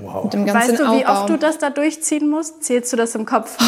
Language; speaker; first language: German; native; German